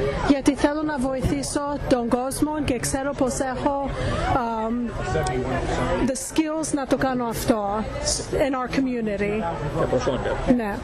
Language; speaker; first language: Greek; early bilingual, heritage; English